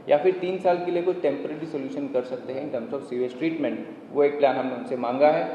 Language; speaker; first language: Hindi; non-native, local second language; Marathi